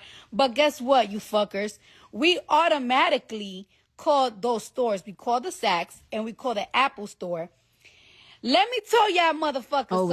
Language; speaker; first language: English; native; English